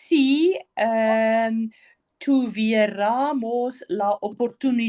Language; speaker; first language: Spanish; non-native, learner; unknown